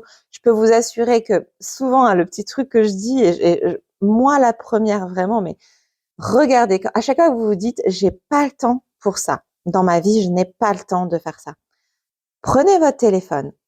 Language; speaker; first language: French; native; French